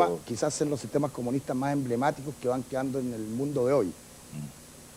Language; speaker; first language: Spanish; native; Spanish